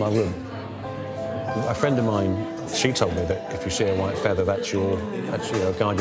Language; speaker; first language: English; native; English